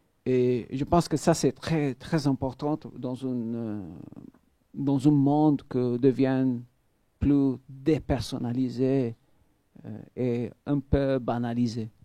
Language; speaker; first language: French; non-native, fluent; Maltese